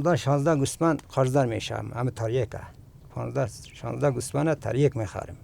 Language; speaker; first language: Persian; non-native, local second language; Kyrgyz